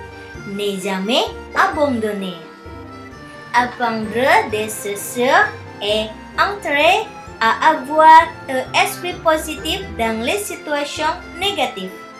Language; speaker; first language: French; non-native, learner; Indonesian